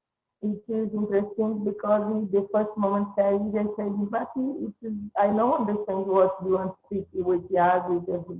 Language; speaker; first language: English; non-native, learner; Portuguese